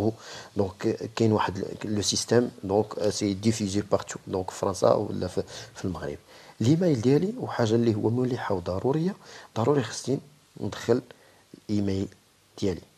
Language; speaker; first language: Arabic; native; Arabic